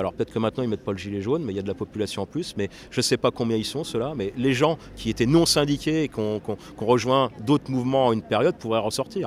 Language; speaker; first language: French; native; French